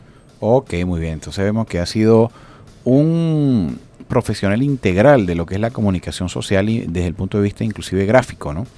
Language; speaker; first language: Spanish; native; Spanish